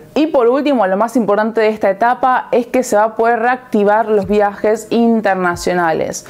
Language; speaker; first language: Spanish; native; Spanish